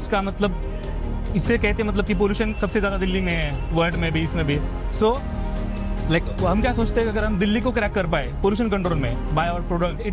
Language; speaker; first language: Hindi; non-native, local second language; Marathi